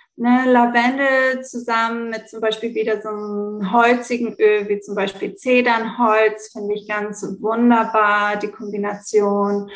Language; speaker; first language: German; early bilingual, heritage; German